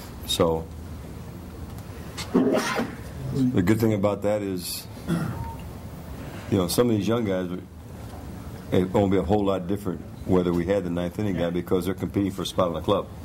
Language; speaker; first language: English; native; English